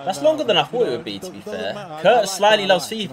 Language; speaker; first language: English; native; English